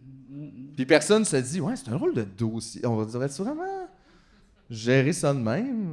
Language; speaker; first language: French; native; French